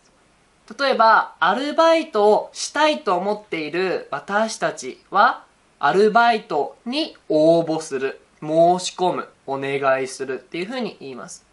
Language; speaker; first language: Japanese; native; Japanese